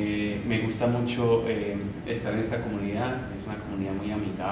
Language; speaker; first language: Spanish; non-native, fluent; English